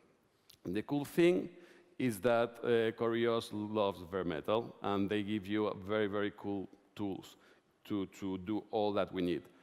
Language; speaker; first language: English; non-native, fluent; Spanish